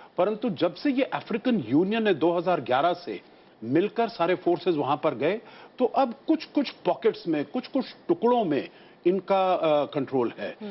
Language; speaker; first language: Hindi; native; Hindi